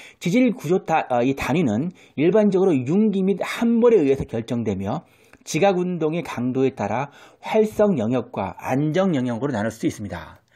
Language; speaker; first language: Korean; native; Korean